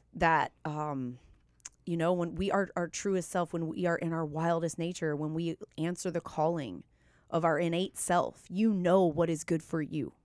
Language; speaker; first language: English; native; English